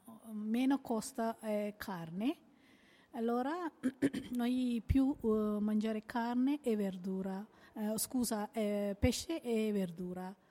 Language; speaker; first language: Italian; non-native, learner; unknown